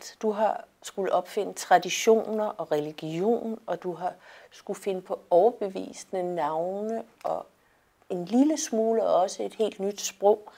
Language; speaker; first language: Danish; native; Danish